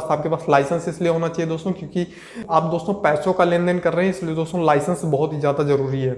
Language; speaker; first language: Hindi; native; Hindi